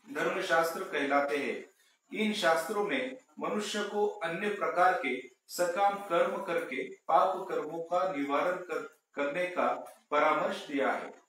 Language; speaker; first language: Hindi; non-native, local second language; Marathi